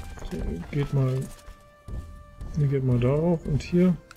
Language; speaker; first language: German; native; German